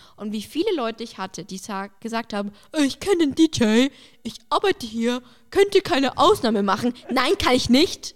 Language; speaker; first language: German; early bilingual, other home language; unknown